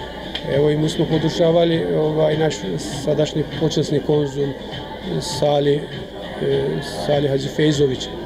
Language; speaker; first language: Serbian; early bilingual, heritage; Croatian